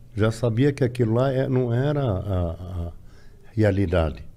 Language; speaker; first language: Portuguese; non-native, fluent; Arabic